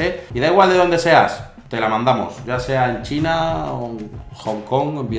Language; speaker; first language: Spanish; native; Spanish